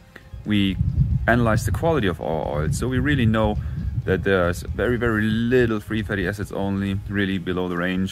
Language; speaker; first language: English; non-native, fluent; German